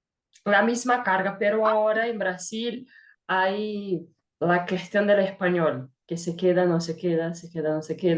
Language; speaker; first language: Spanish; non-native, fluent; Portuguese